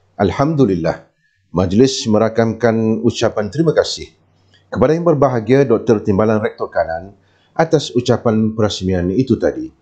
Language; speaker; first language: Malay; native; Malay